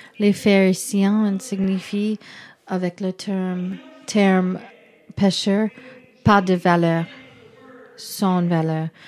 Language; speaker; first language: French; non-native, learner; English